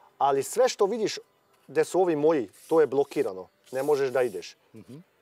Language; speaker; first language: Croatian; early bilingual, heritage; Serbian